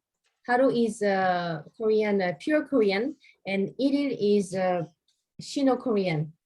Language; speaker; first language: English; non-native, fluent; Korean